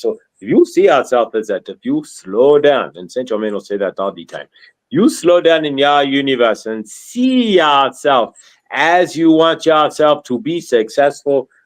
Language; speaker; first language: English; native; English